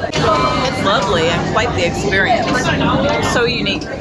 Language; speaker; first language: English; native; English